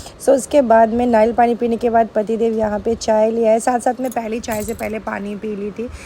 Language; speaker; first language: Hindi; native; Hindi